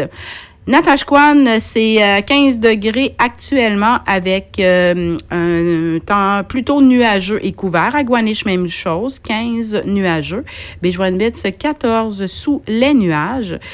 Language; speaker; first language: French; native; French